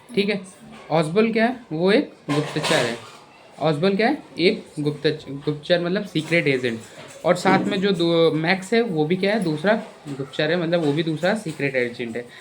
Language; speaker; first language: Hindi; native; Hindi